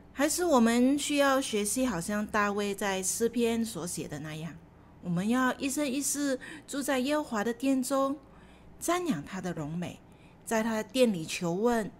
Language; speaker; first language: Chinese; native; Chinese